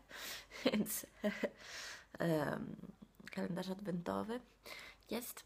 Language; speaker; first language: Polish; non-native, fluent; Italian